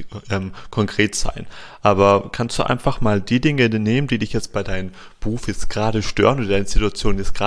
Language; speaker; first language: German; native; German